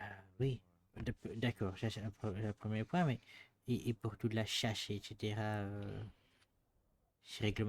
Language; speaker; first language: French; native; French